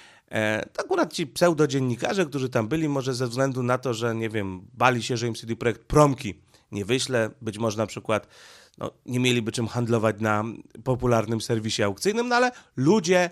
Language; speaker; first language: Polish; native; Polish